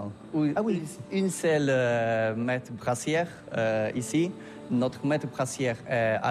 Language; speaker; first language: French; non-native, learner; Polish